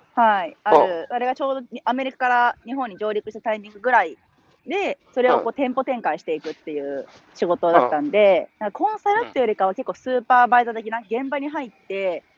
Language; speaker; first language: Japanese; native; Japanese